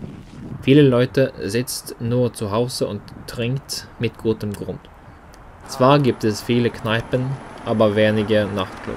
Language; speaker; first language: German; non-native, learner; Norwegian